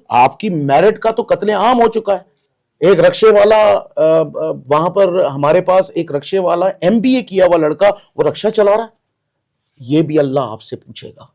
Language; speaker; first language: Urdu; non-native, local second language; Baluchi